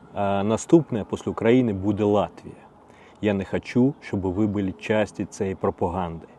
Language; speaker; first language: Ukrainian; non-native, learner; Russian